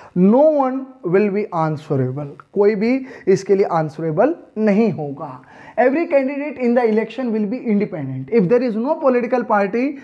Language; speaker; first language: Hindi; native; Hindi